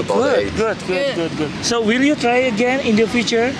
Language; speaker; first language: English; non-native, learner; Indonesian